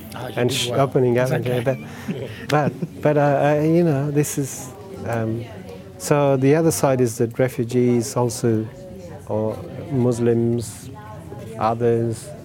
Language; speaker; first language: English; non-native, fluent; Persian